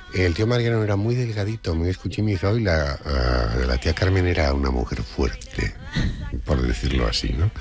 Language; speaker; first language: Spanish; native; Spanish